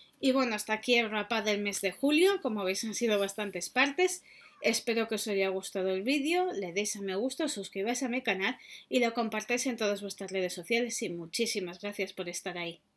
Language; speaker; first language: Spanish; native; Spanish